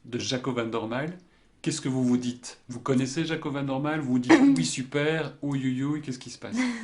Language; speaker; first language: French; native; French